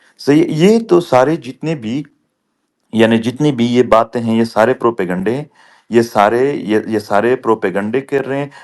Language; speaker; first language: Urdu; non-native, local second language; Pashto